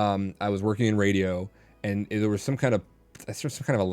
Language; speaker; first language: English; native; English